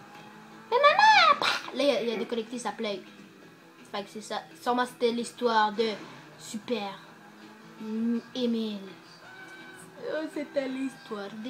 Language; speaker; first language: French; native; French